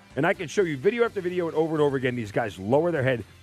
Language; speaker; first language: English; native; English